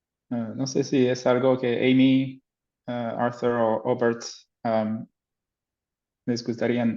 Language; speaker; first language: Spanish; non-native, fluent; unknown